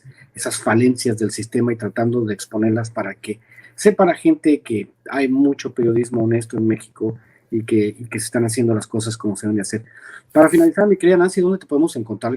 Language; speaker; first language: Spanish; native; Spanish